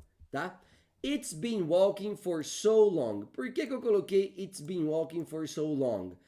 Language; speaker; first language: English; non-native, fluent; Portuguese